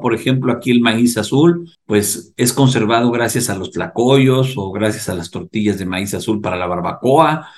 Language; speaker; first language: Spanish; native; Spanish